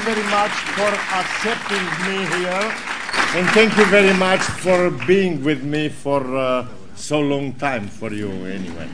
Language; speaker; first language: English; non-native, learner; Romanian